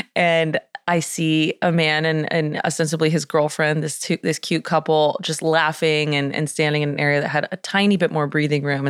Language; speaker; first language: English; native; English